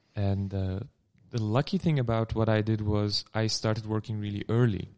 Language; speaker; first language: English; non-native, fluent; Turkish